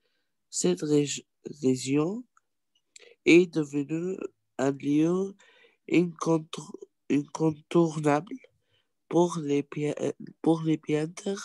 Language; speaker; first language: French; non-native, learner; Arabic